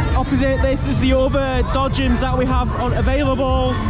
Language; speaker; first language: English; native; English